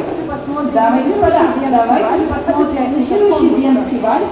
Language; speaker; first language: Russian; native; Russian